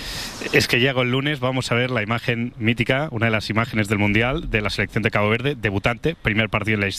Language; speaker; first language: Spanish; native; Spanish